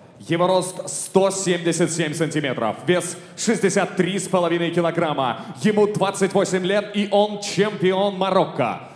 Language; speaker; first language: Russian; native; Russian